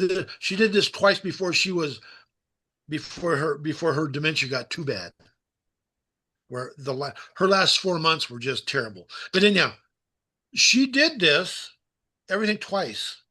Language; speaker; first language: English; native; English